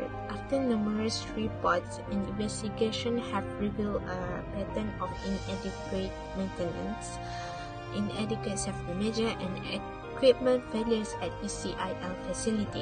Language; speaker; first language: English; non-native, local second language; Malay